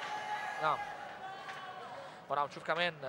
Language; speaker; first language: Arabic; native; Arabic